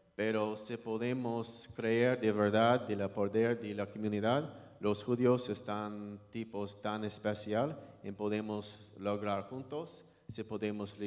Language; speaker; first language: Spanish; non-native, learner; English